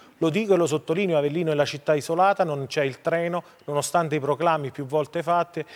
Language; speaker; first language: Italian; native; Italian